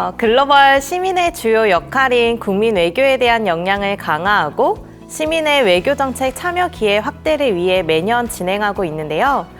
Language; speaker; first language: Korean; native; Korean